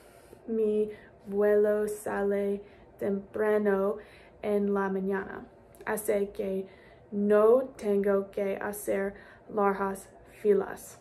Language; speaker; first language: Spanish; non-native, learner; English